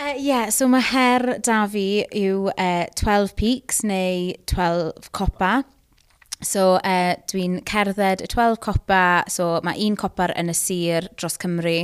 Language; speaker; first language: Welsh; non-native, local second language; English